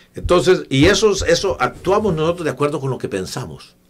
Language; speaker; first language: Spanish; native; Spanish